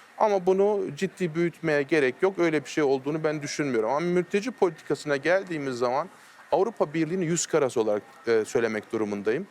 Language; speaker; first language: Turkish; early bilingual, heritage; Turkish